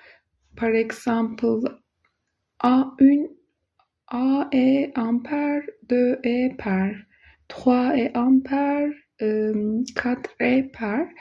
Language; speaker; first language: French; non-native, learner; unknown